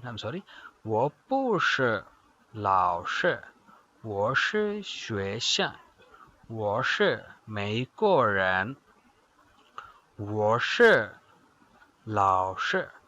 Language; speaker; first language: Chinese; non-native, fluent; Urdu